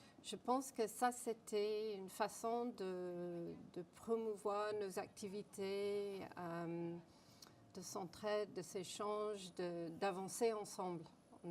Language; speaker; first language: French; non-native, fluent; English